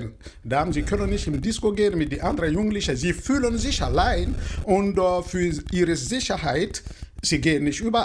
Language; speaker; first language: German; non-native, fluent; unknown